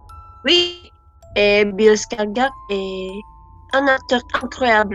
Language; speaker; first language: French; non-native, learner; Indonesian